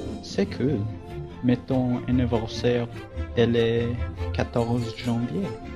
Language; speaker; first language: French; non-native, learner; Malay